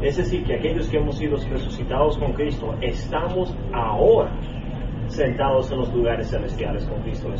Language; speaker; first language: Spanish; non-native, learner; English